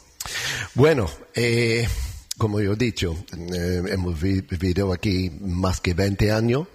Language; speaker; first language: Spanish; non-native, learner; English